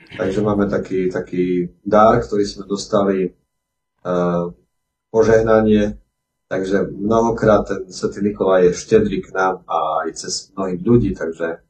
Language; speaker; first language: Slovak; native; Slovak